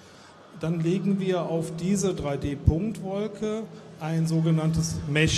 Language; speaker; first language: German; native; German